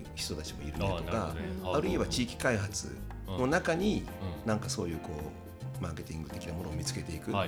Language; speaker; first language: Japanese; native; Japanese